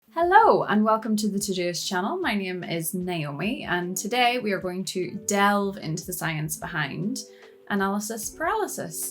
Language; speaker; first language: English; native; English